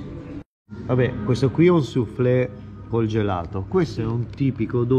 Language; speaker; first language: Italian; native; Italian